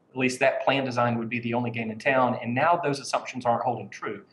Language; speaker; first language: English; native; English